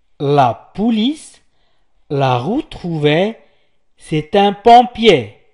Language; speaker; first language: French; non-native, local second language; Arabic